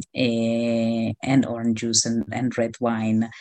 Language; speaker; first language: English; non-native, fluent; Italian